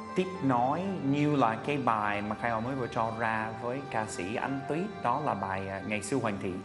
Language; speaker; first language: Vietnamese; non-native, fluent; English